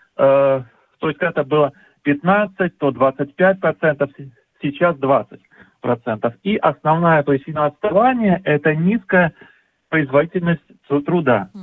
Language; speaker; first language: Russian; native; Russian